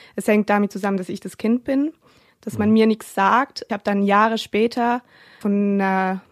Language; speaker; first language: German; native; German